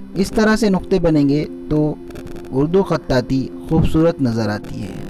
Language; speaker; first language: Urdu; native; Urdu